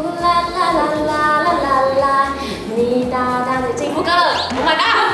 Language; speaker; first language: Chinese; native; Chinese